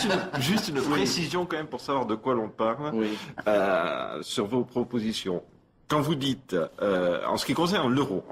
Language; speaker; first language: French; native; French